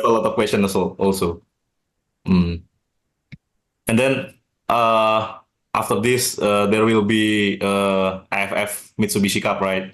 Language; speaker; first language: English; non-native, learner; Indonesian